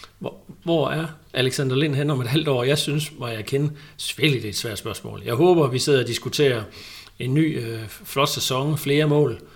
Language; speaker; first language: Danish; native; Danish